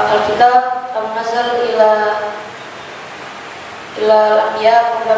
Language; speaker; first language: Arabic; non-native, learner; Indonesian